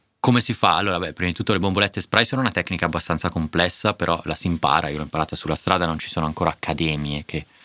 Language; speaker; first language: Italian; native; Italian